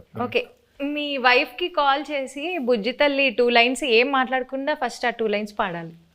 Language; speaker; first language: Telugu; native; Telugu